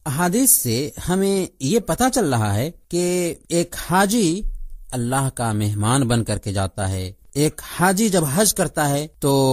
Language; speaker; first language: Urdu; native; Urdu